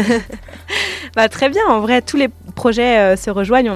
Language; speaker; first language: French; native; French